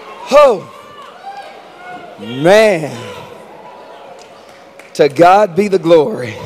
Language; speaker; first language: English; native; English